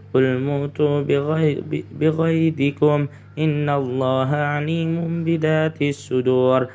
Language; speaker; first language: Arabic; non-native, learner; Indonesian